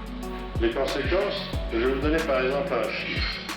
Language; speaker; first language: French; native; French